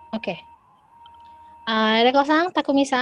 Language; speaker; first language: Japanese; non-native, learner; Indonesian